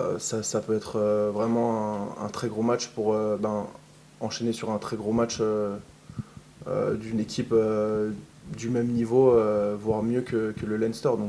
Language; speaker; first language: French; native; French